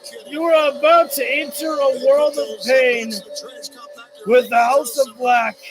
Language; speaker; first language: English; native; English